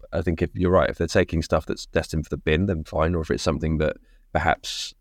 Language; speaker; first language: English; native; English